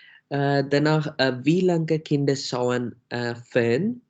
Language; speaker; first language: German; non-native, learner; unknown